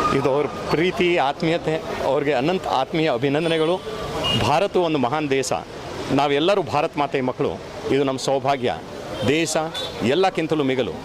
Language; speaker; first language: Kannada; non-native, local second language; Hindi